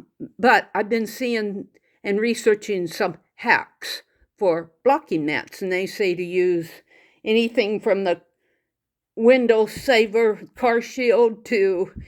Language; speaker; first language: English; native; English